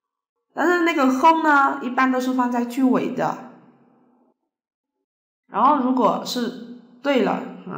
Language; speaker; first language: Chinese; non-native, fluent; Vietnamese